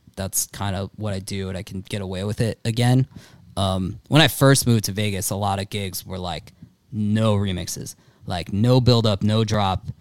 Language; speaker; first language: English; native; English